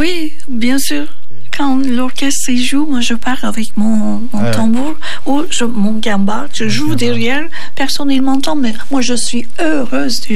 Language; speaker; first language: French; non-native, fluent; Turkish